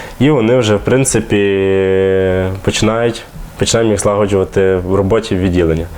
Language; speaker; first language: Ukrainian; native; Ukrainian